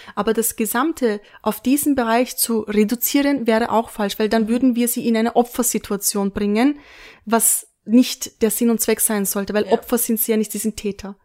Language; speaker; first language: German; early bilingual, other home language; Turkish